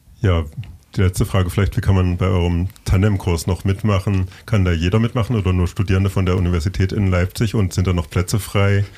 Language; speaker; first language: German; native; German